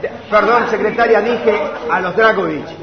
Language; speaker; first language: Spanish; native; Spanish